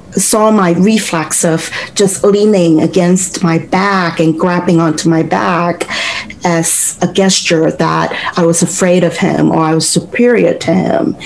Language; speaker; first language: English; non-native, local second language; Cantonese